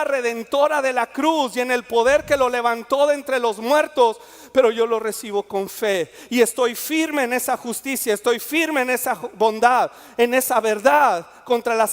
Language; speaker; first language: Spanish; native; Spanish